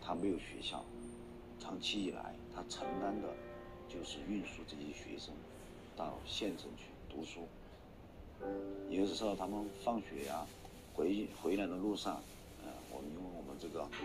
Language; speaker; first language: Chinese; native; Chinese